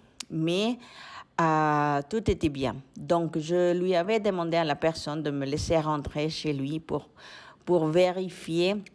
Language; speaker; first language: French; non-native, fluent; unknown